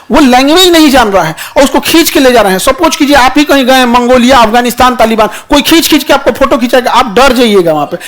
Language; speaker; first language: Hindi; native; Hindi